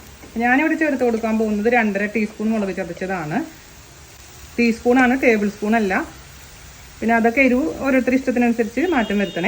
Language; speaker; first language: Malayalam; native; Malayalam